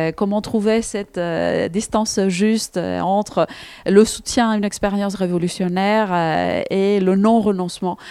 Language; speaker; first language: French; non-native, fluent; Greek